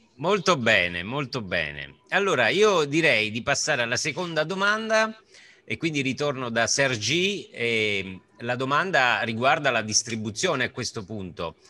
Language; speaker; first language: Italian; native; Italian